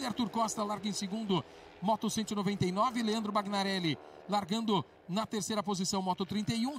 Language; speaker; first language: Portuguese; native; Portuguese